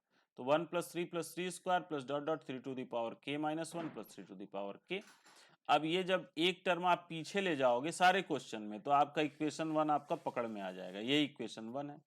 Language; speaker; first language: Hindi; native; Hindi